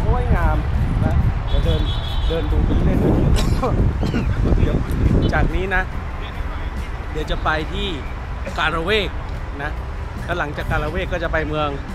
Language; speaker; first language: Thai; native; Thai